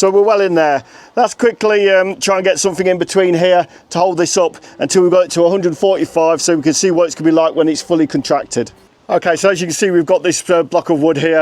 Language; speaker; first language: English; native; English